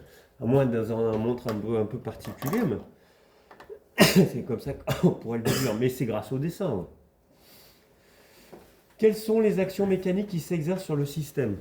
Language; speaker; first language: French; native; French